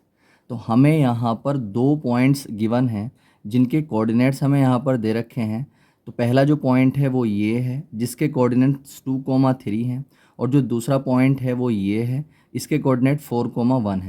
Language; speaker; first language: Hindi; native; Hindi